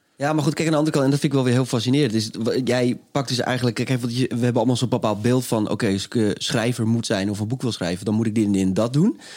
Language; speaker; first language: Dutch; native; Dutch